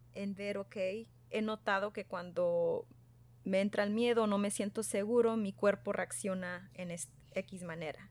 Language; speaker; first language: Spanish; early bilingual, heritage; Spanish